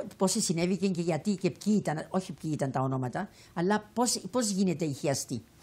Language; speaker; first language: Greek; native; Greek